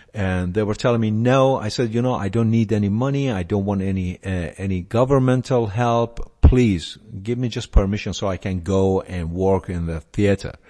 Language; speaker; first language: English; non-native, fluent; Persian